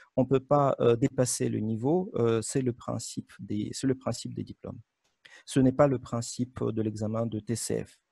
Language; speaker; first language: French; non-native, fluent; Russian